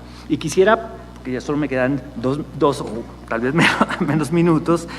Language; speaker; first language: Spanish; native; Spanish